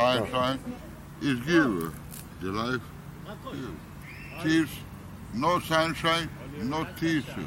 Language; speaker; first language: English; non-native, learner; Romany